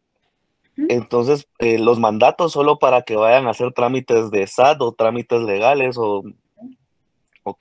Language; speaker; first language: Spanish; native; Spanish